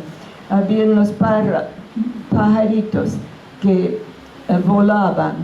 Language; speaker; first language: Spanish; non-native, fluent; English